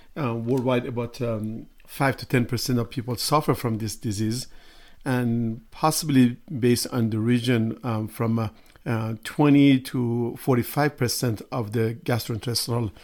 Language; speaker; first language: English; non-native, fluent; Persian